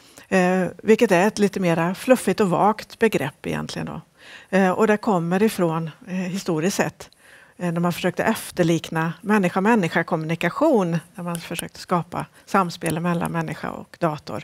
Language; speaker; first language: Swedish; native; Swedish